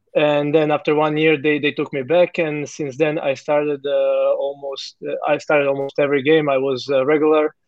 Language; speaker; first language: English; non-native, fluent; Croatian